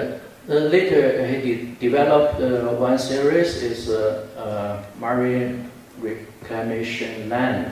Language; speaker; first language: English; non-native, fluent; Chinese